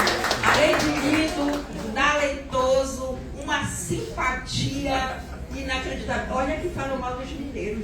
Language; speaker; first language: Portuguese; native; Portuguese